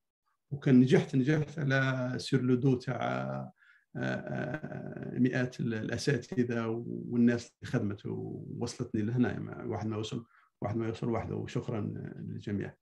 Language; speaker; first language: Arabic; native; Arabic